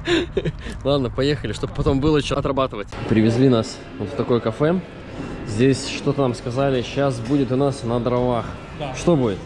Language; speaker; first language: Russian; native; Russian